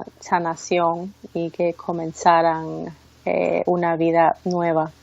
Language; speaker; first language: Spanish; early bilingual, heritage; Spanish